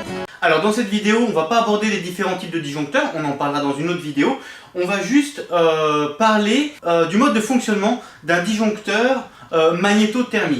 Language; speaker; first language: French; native; French